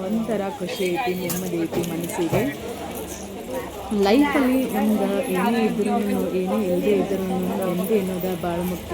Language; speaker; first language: Kannada; native; Kannada